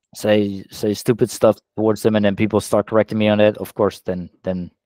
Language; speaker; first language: English; non-native, fluent; Dutch